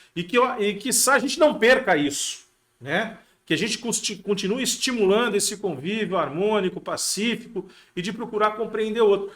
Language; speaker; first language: Portuguese; native; Portuguese